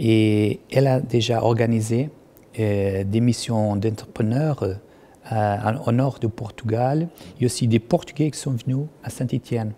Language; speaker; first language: French; non-native, fluent; Portuguese